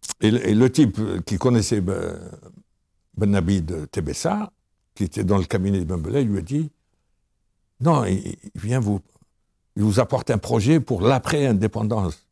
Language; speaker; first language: French; non-native, local second language; Arabic